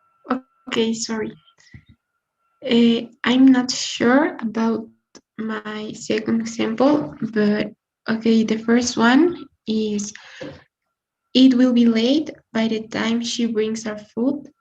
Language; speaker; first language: English; non-native, learner; Spanish